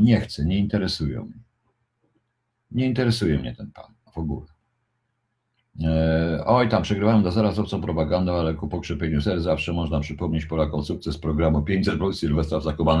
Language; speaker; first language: Polish; native; Polish